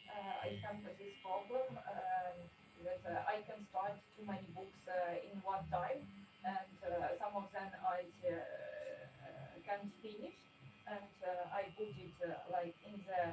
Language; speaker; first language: English; non-native, fluent; Ukrainian